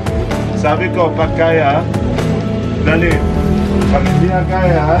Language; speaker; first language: Filipino; non-native, learner; Arabic